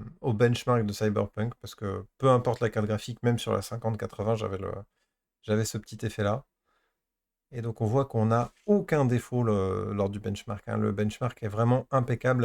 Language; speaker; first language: French; native; French